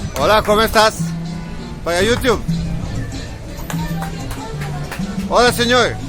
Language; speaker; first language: Spanish; non-native, learner; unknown